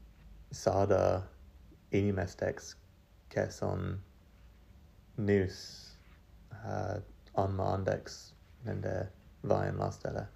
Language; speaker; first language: Estonian; non-native, learner; English